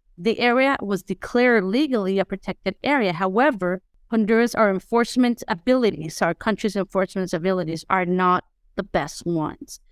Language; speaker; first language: English; non-native, fluent; Spanish